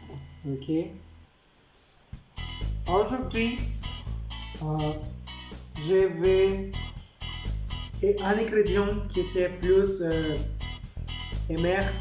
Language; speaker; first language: French; non-native, learner; Spanish